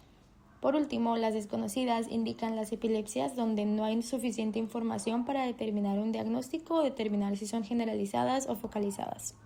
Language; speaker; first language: Spanish; native; Spanish